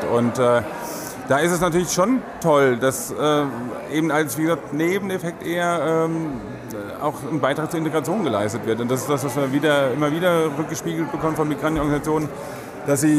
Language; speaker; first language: German; native; German